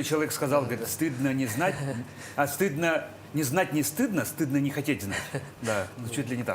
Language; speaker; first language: Russian; native; Russian